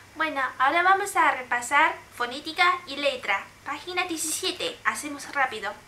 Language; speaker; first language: Spanish; non-native, fluent; Chinese